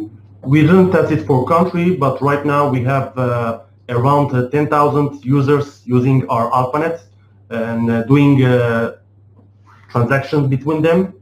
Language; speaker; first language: English; non-native, fluent; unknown